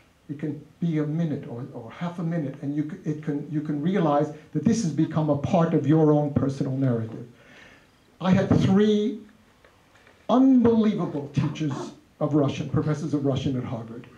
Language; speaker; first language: English; native; English